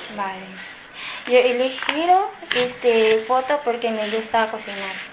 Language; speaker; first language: Spanish; non-native, learner; Filipino